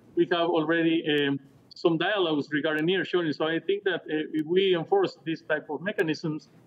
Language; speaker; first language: English; non-native, fluent; Spanish